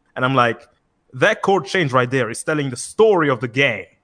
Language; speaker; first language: English; non-native, fluent; Italian